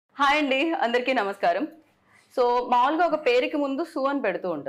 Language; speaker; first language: Telugu; native; Telugu